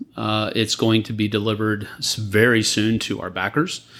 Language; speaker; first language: English; native; English